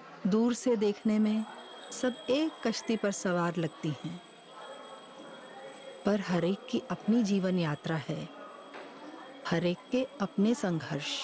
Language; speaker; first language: Hindi; native; Hindi